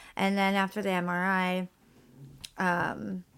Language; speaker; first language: English; native; English